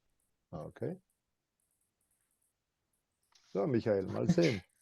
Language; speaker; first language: German; non-native, fluent; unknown